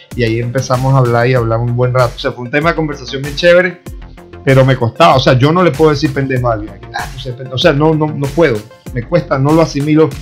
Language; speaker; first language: Spanish; native; Spanish